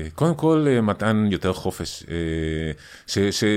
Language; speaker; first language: Hebrew; non-native, fluent; Spanish